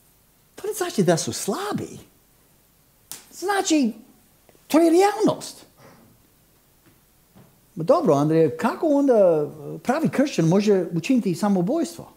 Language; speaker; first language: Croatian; non-native, fluent; English